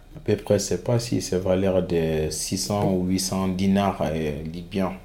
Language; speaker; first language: French; non-native, local second language; Fula